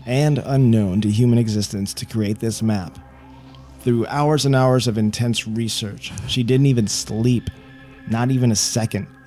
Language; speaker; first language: English; native; English